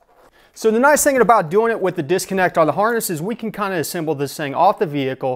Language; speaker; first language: English; native; English